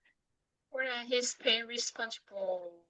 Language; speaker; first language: English; non-native, learner; Vietnamese